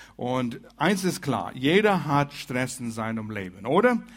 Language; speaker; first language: German; non-native, fluent; English